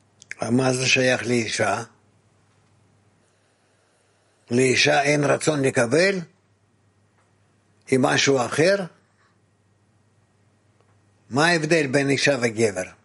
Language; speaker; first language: Hebrew; non-native, fluent; Russian